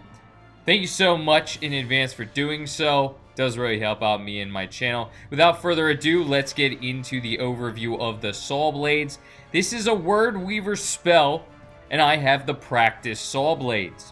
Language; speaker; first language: English; native; English